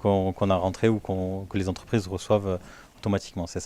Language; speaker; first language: French; native; French